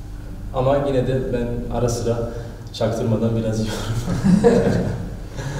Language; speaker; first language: Turkish; early bilingual, heritage; Turkish